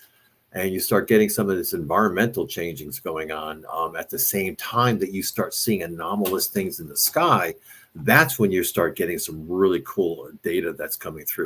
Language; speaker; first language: English; native; English